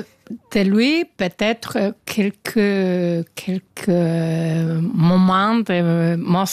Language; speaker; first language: French; non-native, learner; Spanish